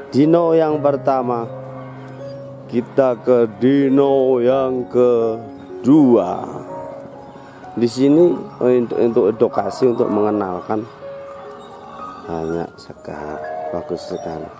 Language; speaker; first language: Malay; non-native, local second language; Javanese